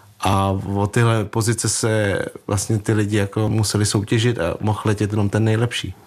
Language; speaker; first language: Czech; early bilingual, other home language; Vietnamese